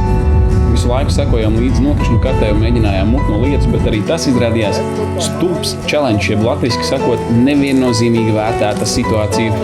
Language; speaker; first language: Latvian; native; Latvian